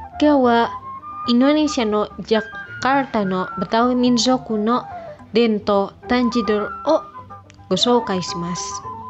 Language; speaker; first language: Japanese; non-native, fluent; Indonesian